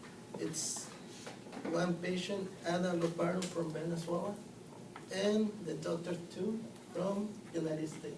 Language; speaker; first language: English; non-native, learner; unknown